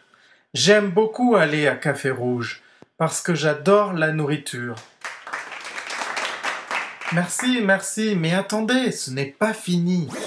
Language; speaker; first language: French; non-native, fluent; English